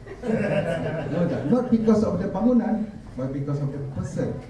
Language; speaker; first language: English; non-native, local second language; Malay